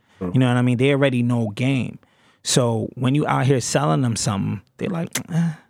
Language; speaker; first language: English; native; English